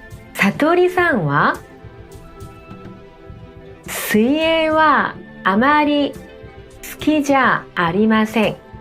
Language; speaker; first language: Japanese; non-native, fluent; Korean